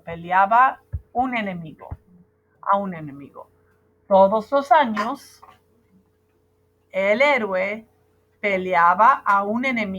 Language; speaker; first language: Spanish; non-native, fluent; English